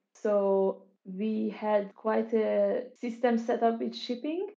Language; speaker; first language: English; non-native, fluent; Hungarian